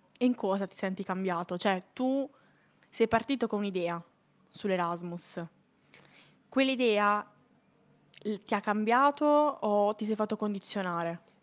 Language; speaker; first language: Italian; native; Italian